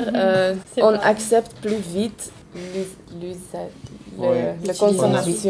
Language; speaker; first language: French; non-native, local second language; Dutch